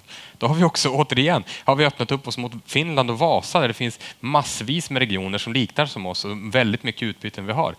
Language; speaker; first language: Swedish; native; Swedish